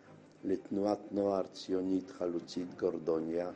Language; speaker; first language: Hebrew; non-native, fluent; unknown